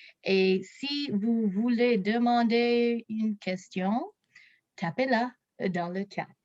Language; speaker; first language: French; non-native, local second language; English